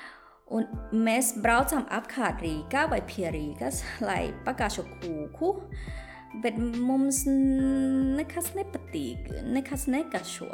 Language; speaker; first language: Latvian; non-native, fluent; Thai